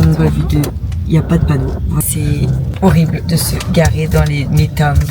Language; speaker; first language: French; native; French